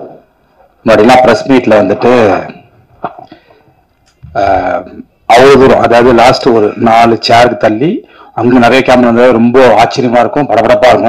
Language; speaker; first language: Tamil; native; Tamil